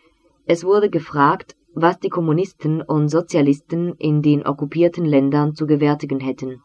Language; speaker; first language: German; native; German